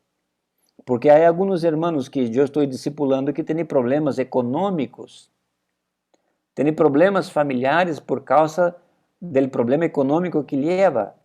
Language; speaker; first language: Portuguese; non-native, learner; Spanish